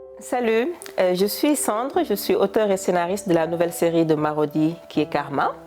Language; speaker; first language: French; non-native, local second language; Wolof